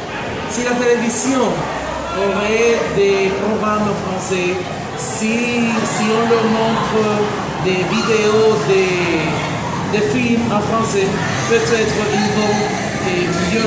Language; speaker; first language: French; non-native, fluent; Spanish